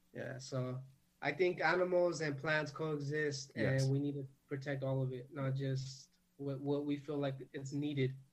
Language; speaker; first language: English; native; English